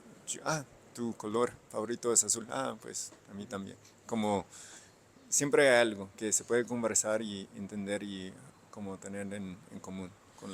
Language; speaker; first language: Spanish; non-native, fluent; English